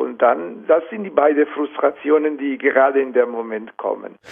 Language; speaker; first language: German; non-native, fluent; Italian